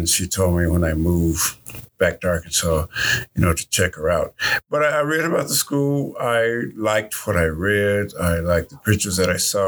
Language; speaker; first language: English; native; English